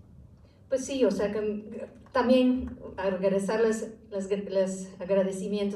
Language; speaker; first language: Spanish; non-native, fluent; English